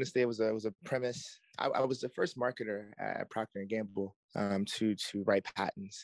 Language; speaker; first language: English; native; English